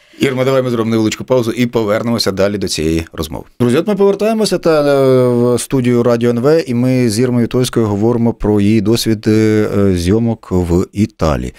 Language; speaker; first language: Ukrainian; native; Ukrainian